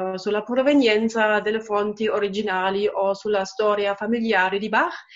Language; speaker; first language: Italian; non-native, fluent; German